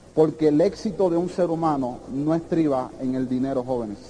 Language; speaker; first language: Spanish; early bilingual, heritage; Spanish